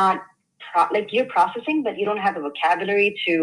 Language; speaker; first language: English; non-native, local second language; Hindi